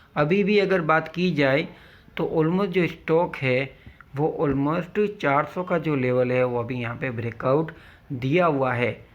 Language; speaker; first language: Hindi; non-native, local second language; Gujarati